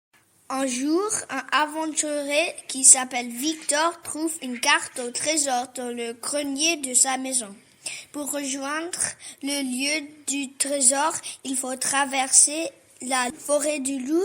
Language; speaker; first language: French; early bilingual, heritage; French